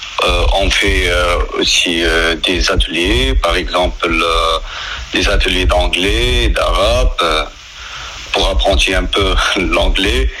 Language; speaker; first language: French; non-native, learner; Arabic